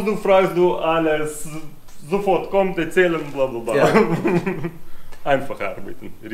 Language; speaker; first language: German; non-native, learner; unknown